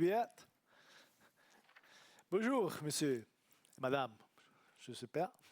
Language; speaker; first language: French; non-native, learner; Italian